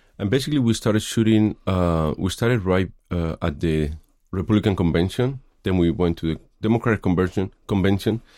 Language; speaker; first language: English; non-native, fluent; Spanish